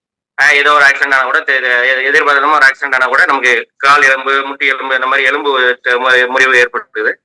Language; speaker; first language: Tamil; native; Tamil